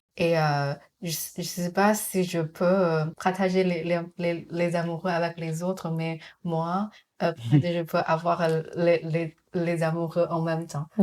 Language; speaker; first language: French; non-native, fluent; Chinese